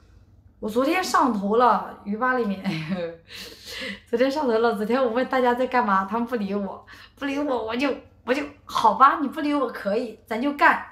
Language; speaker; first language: Chinese; native; Chinese